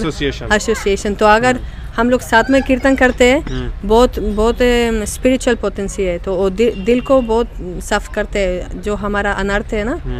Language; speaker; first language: Hindi; non-native, fluent; Spanish